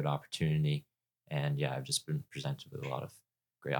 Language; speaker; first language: English; native; English